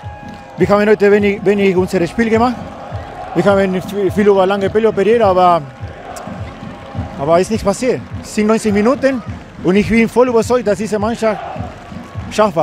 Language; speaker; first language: German; non-native, fluent; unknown